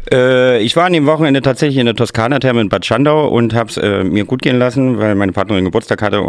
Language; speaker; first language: German; native; German